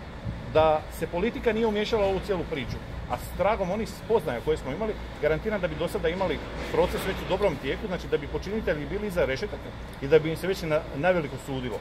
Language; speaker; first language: Croatian; native; Croatian